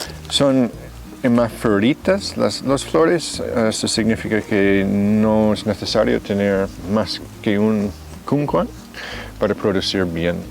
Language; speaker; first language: Spanish; non-native, fluent; English